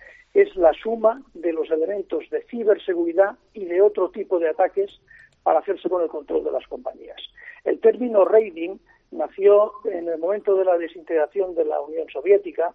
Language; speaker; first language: Spanish; native; Spanish